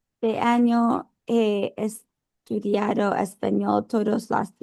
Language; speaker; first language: Spanish; non-native, learner; English